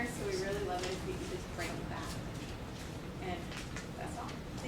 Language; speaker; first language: English; native; English